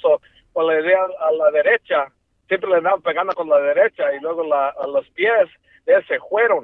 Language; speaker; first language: Spanish; early bilingual, heritage; Spanish